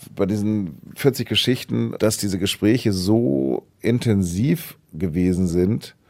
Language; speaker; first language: German; native; German